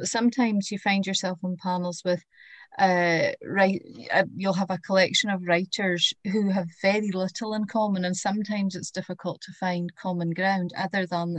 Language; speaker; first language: English; native; English